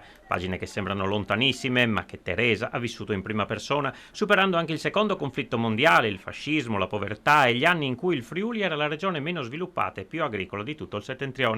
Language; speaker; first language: Italian; native; Italian